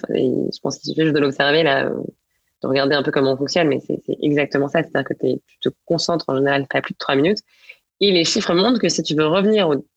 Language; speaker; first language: French; native; French